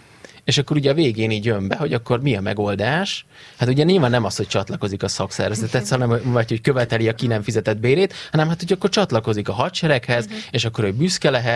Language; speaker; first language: Hungarian; native; Hungarian